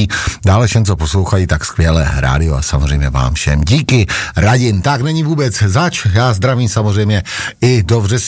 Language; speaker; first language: Czech; native; Czech